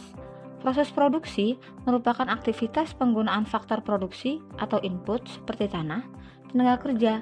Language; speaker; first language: Indonesian; native; Indonesian